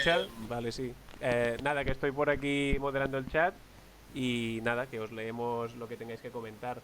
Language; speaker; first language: Spanish; native; Spanish